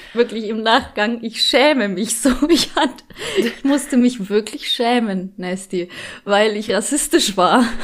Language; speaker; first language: German; early bilingual, other home language; Polish